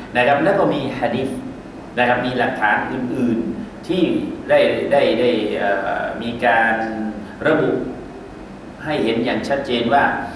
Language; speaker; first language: Thai; native; Thai